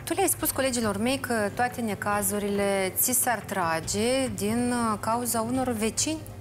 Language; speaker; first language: Romanian; native; Romanian